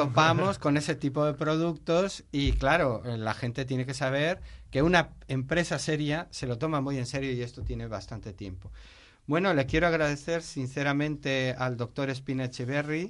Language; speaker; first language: Spanish; native; Spanish